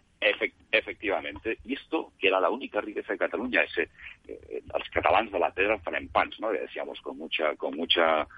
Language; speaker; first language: Spanish; non-native, local second language; Catalan